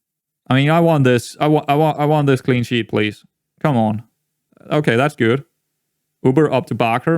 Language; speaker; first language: English; non-native, fluent; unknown